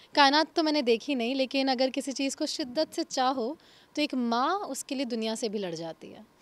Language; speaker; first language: Hindi; native; Hindi